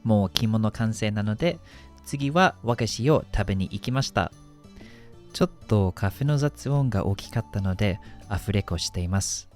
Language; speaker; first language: Japanese; non-native, fluent; English